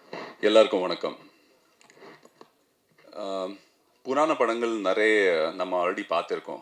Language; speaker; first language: Tamil; non-native, fluent; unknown